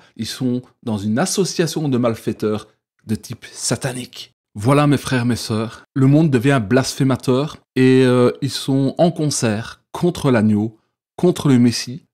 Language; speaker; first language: French; native; French